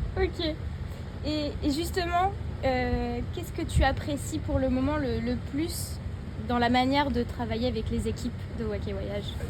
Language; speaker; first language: French; native; French